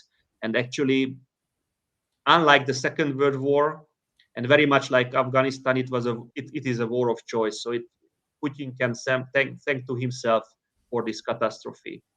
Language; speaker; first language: English; non-native, fluent; Hungarian